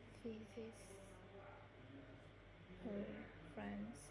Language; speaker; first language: English; non-native, learner; Vietnamese